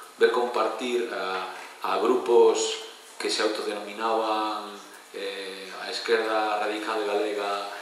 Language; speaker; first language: Galician; non-native, local second language; Spanish